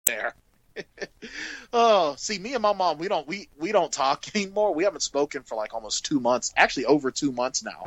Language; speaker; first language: English; native; English